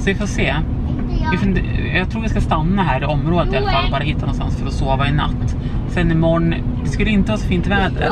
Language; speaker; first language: Swedish; native; Swedish